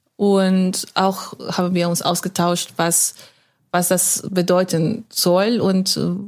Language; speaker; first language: German; non-native, fluent; Spanish